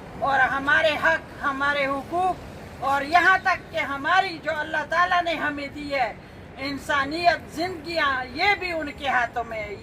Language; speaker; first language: Urdu; non-native, local second language; Pashto